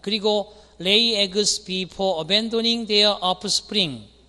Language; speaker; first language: English; non-native, fluent; Korean